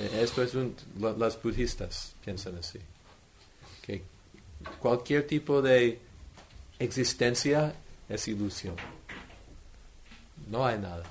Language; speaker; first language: Spanish; non-native, fluent; English